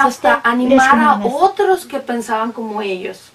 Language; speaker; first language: Japanese; non-native, learner; Spanish